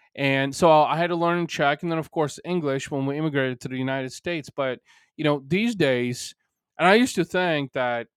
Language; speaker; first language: English; early bilingual, other home language; Bulgarian